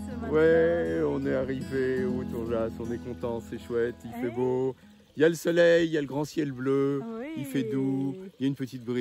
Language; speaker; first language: French; native; French